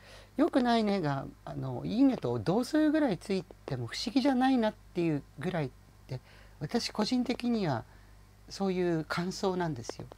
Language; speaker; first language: Japanese; native; Japanese